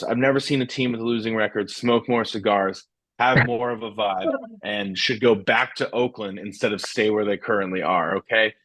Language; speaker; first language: English; native; English